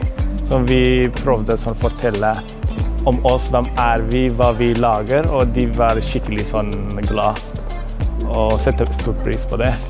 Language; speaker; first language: Norwegian; non-native, learner; Arabic